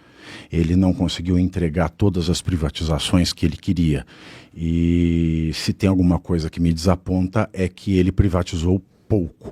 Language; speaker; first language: Portuguese; native; Portuguese